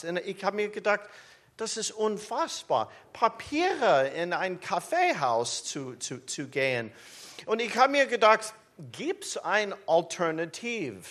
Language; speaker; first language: German; non-native, learner; English